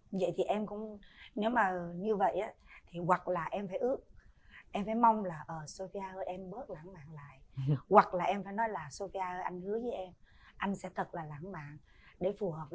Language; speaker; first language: Vietnamese; native; Vietnamese